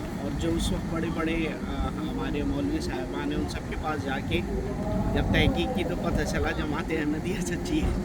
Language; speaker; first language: Urdu; native; Urdu